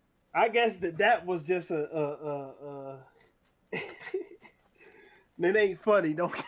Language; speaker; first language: English; native; English